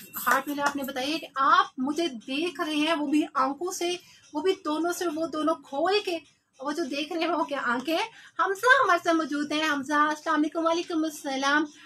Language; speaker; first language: Urdu; non-native, local second language; Punjabi